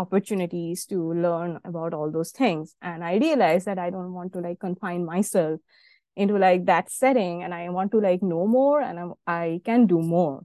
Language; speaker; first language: English; non-native, local second language; Bangla